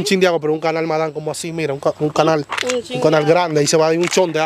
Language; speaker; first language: Spanish; native; Spanish